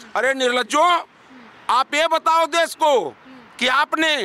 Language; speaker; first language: Hindi; native; Hindi